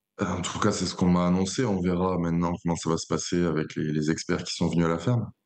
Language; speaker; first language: French; native; French